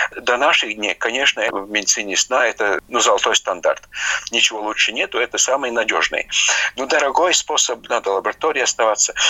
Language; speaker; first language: Russian; non-native, local second language; Latvian